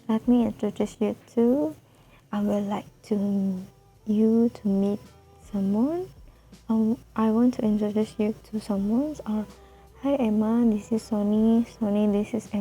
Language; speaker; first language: English; non-native, fluent; Indonesian